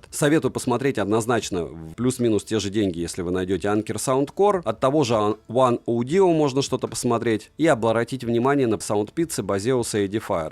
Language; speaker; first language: Russian; native; Russian